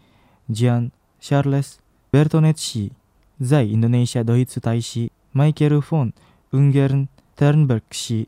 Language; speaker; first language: Japanese; non-native, fluent; Indonesian